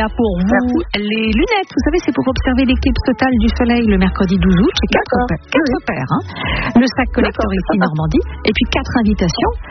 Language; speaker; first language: French; native; French